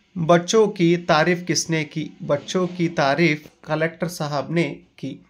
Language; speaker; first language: Hindi; non-native, local second language; Kannada